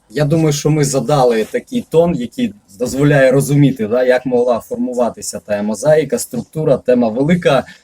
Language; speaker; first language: Ukrainian; native; Ukrainian